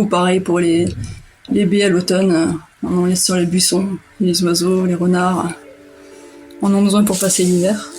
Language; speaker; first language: French; native; French